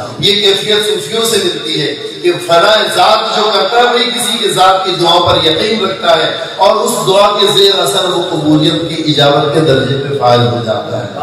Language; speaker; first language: Urdu; non-native, local second language; Sindhi